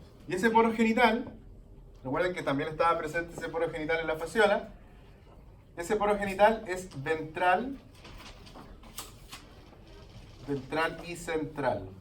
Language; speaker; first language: Spanish; native; Spanish